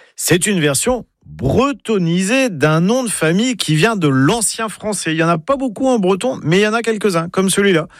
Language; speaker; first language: French; native; French